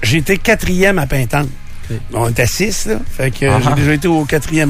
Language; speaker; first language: French; native; French